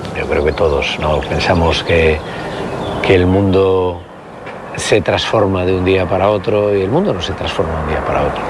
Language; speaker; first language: Spanish; native; Spanish